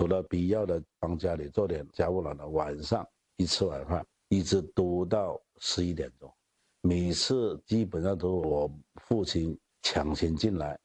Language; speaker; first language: Chinese; native; Chinese